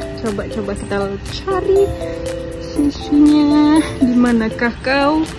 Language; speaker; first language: Indonesian; non-native, local second language; Javanese